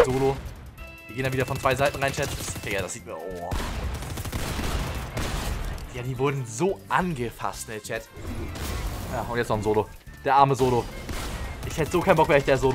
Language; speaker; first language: German; native; German